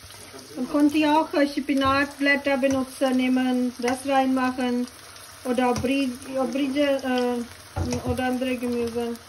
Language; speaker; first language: German; non-native, learner; Urdu